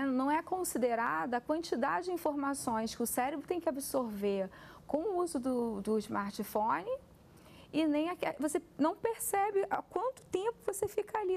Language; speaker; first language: Portuguese; native; Portuguese